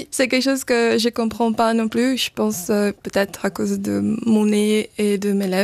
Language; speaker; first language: French; early bilingual, other home language; Portuguese